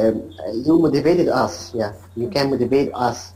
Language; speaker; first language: English; non-native, learner; Arabic